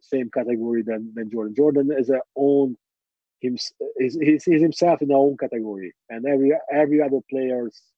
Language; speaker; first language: English; non-native, fluent; Hungarian